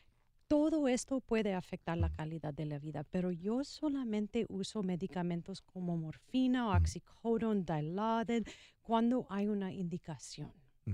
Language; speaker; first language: Spanish; non-native, learner; English